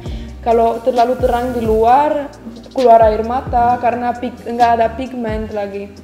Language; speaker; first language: Indonesian; non-native, fluent; Romanian